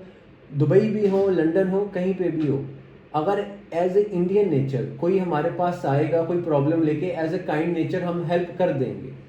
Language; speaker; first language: Hindi; native; Hindi